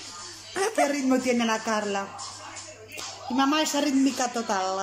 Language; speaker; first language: Spanish; native; Spanish